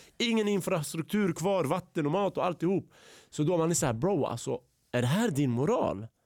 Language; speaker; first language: Swedish; early bilingual, other home language; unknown